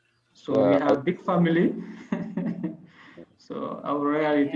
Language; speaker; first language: English; non-native, learner; French